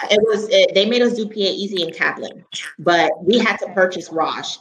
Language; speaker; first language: English; native; English